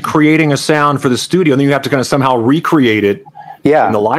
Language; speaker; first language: English; native; English